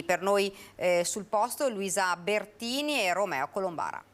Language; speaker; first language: Italian; native; Italian